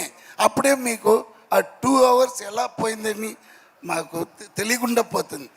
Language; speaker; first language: Telugu; non-native, learner; Tamil